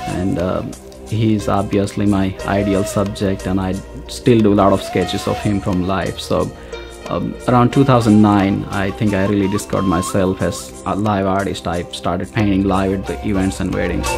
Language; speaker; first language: English; non-native, local second language; Gujarati